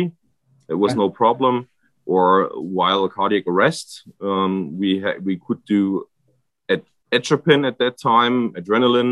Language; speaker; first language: English; non-native, fluent; German